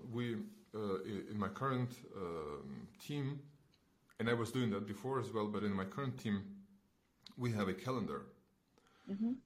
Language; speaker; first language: English; non-native, fluent; Belarusian